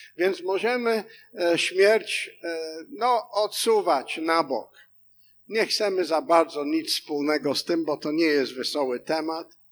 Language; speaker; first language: Polish; non-native, fluent; English